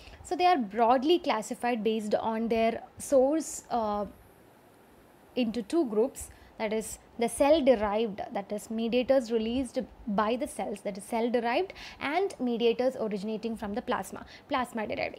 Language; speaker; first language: English; non-native, local second language; Malayalam